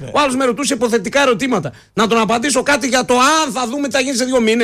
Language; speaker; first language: Greek; native; Greek